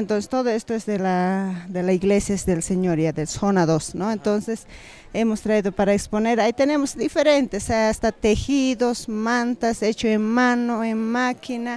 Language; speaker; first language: Spanish; non-native, local second language; Quechua